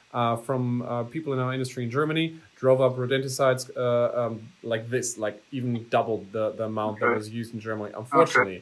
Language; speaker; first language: English; non-native, fluent; German